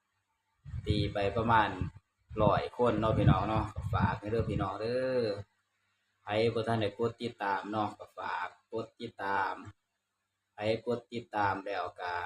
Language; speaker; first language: Thai; non-native, local second language; Lao